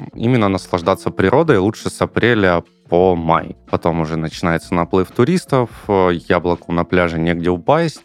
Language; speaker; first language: Russian; native; Russian